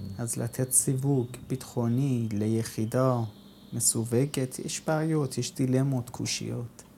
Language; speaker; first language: Hebrew; non-native, fluent; Persian